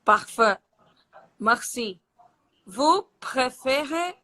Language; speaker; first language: French; non-native, learner; Portuguese